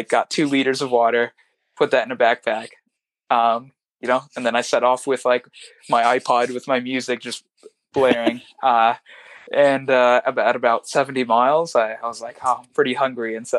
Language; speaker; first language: English; non-native, local second language; Swahili